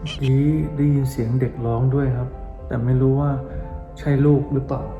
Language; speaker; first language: Thai; native; Thai